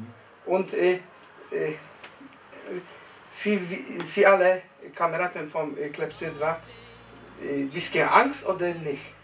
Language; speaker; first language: German; non-native, learner; Polish